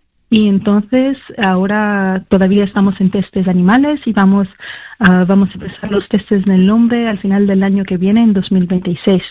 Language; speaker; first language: Spanish; non-native, fluent; French